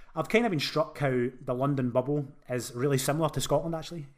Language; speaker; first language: English; native; English